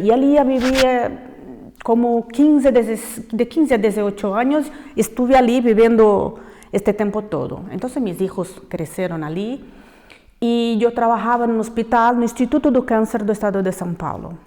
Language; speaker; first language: Spanish; non-native, fluent; Portuguese